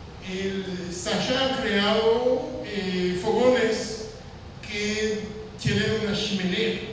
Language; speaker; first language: Spanish; non-native, fluent; French